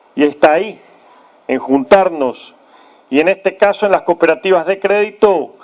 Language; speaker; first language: Spanish; native; Spanish